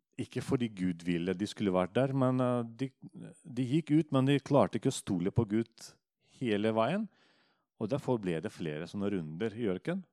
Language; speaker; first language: Norwegian; non-native, fluent; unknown